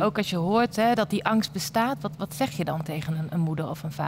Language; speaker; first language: Dutch; native; Dutch